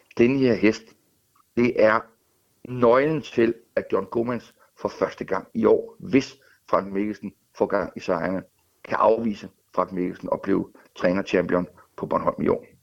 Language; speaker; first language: Danish; native; Danish